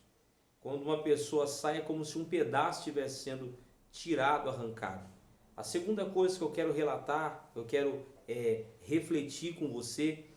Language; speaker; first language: Portuguese; native; Portuguese